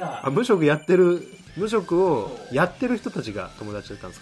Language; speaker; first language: Japanese; native; Japanese